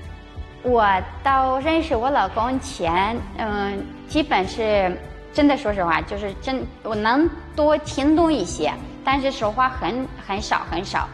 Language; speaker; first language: Chinese; non-native, fluent; Ukrainian